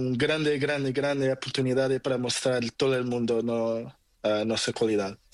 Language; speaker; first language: Spanish; non-native, learner; Portuguese